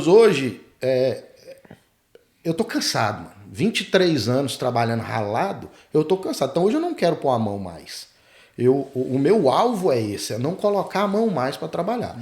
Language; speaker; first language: Portuguese; native; Portuguese